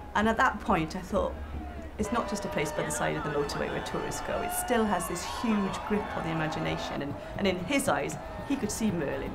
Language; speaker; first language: English; native; English